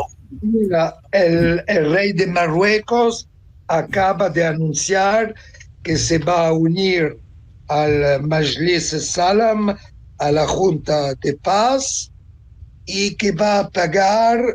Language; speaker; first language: Spanish; non-native, fluent; Italian